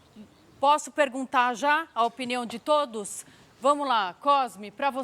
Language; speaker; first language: Portuguese; native; Portuguese